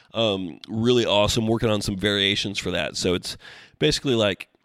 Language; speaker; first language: English; native; English